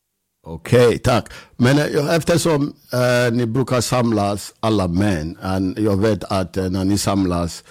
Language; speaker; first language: Swedish; non-native, fluent; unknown